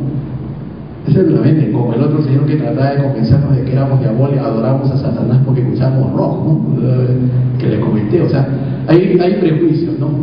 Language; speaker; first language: Spanish; native; Spanish